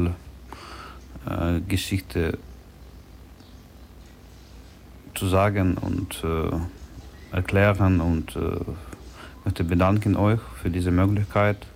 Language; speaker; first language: German; non-native, learner; Ukrainian